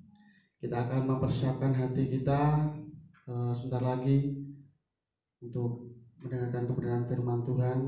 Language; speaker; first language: Indonesian; non-native, local second language; Javanese